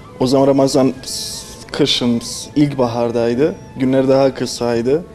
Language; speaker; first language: Turkish; non-native, fluent; Bosnian